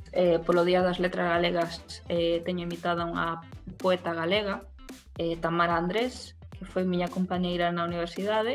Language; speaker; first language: Galician; non-native, local second language; Spanish